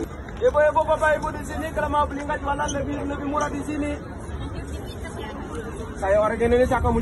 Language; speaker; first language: Indonesian; non-native, learner; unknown